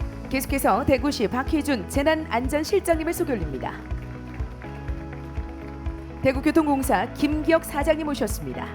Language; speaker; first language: Korean; native; Korean